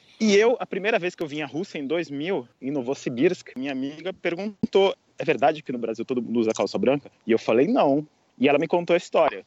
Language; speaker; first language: Portuguese; native; Portuguese